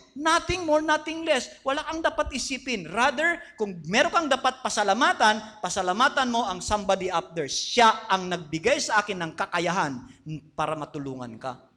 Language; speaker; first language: Filipino; non-native, fluent; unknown